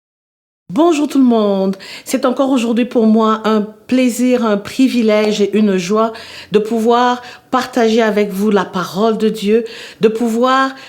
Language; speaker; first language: French; native; French